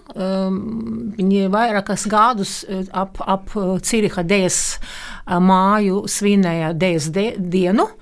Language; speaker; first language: Latvian; non-native, local second language; Russian